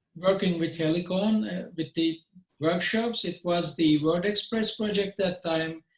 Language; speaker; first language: English; non-native, fluent; Turkish